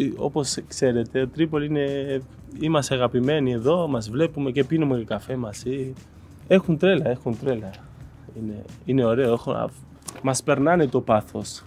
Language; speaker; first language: Greek; non-native, fluent; Spanish